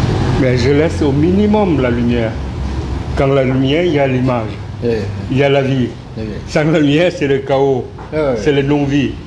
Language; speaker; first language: French; non-native, fluent; Lao